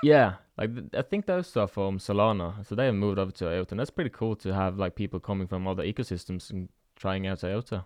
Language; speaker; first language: English; non-native, fluent; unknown